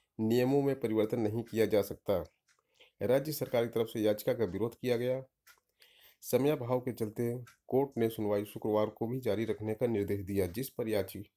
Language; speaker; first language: Hindi; native; Hindi